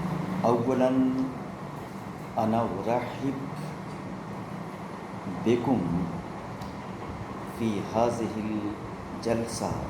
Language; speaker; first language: Arabic; non-native, fluent; Urdu